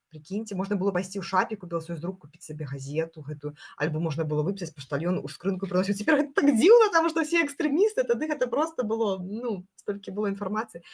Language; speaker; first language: Belarusian; non-native, local second language; Russian